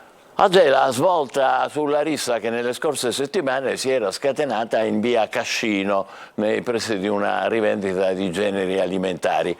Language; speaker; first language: Italian; native; Italian